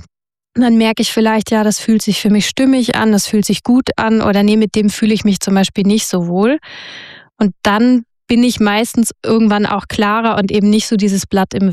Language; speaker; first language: German; native; German